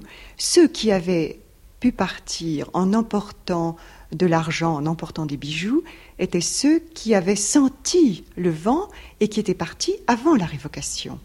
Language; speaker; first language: French; native; French